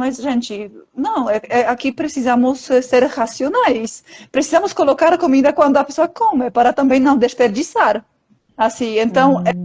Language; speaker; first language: Portuguese; non-native, fluent; Polish